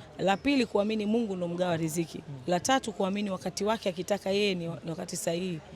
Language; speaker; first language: Swahili; native; Swahili